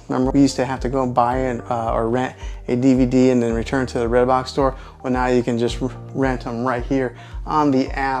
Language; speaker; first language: English; native; English